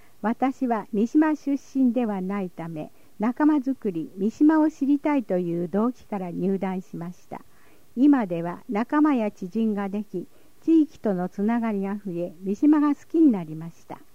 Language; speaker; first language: Japanese; native; Japanese